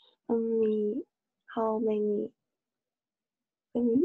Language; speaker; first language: English; non-native, learner; Korean